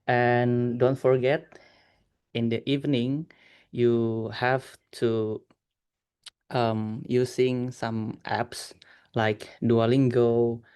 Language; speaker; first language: English; non-native, learner; Indonesian